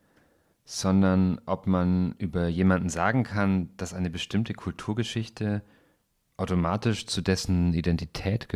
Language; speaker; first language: German; native; German